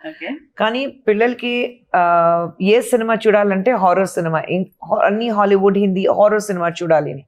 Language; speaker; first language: Telugu; non-native, fluent; Hindi